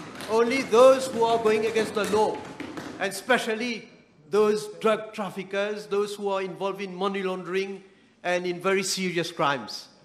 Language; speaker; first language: English; non-native, local second language; Morisyen